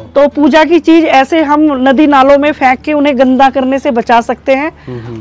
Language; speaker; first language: Hindi; native; Hindi